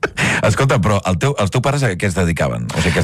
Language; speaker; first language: Catalan; native; Catalan